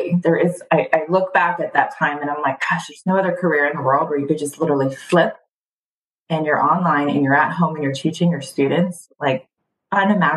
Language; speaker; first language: English; early bilingual, other home language; Spanish